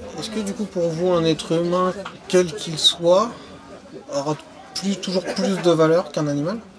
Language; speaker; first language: French; native; French